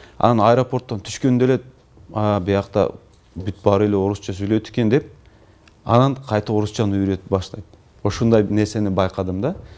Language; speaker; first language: Kyrgyz; non-native, local second language; Turkish